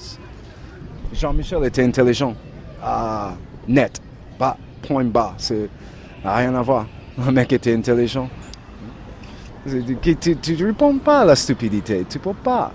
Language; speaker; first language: French; non-native, learner; English